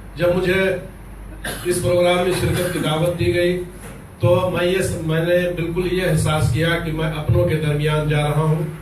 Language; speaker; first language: Urdu; native; Urdu